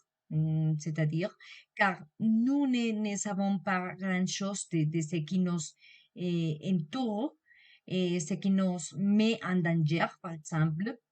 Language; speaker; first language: French; non-native, learner; Spanish